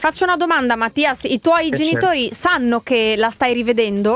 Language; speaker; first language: Italian; native; Italian